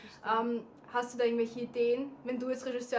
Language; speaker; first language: German; native; German